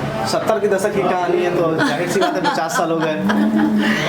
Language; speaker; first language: Hindi; native; Hindi